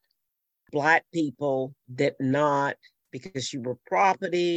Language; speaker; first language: English; native; English